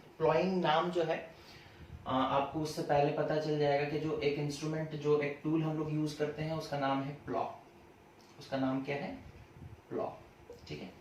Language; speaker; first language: Hindi; non-native, local second language; Odia